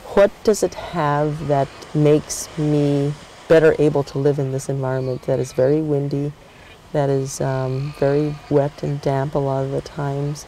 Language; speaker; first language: English; native; English